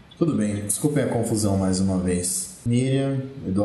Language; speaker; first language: Portuguese; native; Portuguese